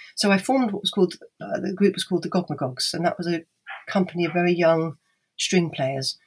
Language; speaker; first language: English; native; English